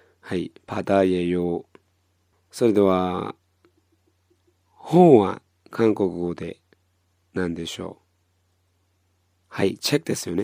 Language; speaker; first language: Japanese; non-native, fluent; Korean